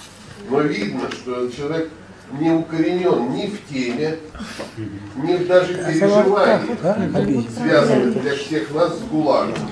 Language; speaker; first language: Russian; native; Russian